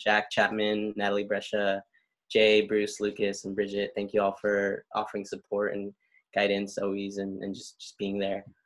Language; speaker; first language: English; early bilingual, other home language; Spanish